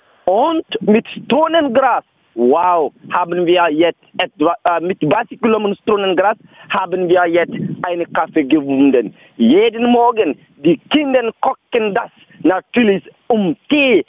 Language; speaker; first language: German; non-native, learner; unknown